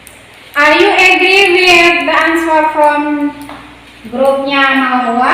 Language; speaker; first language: English; non-native, learner; Indonesian